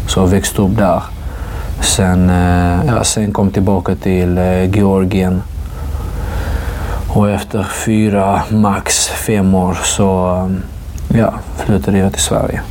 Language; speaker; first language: Swedish; non-native, fluent; Georgian